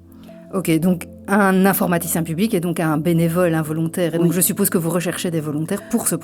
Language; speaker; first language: French; native; French